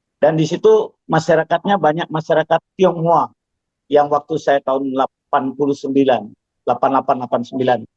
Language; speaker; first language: Indonesian; non-native, local second language; Javanese